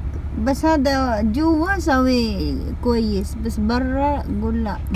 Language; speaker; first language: Arabic; non-native, learner; Filipino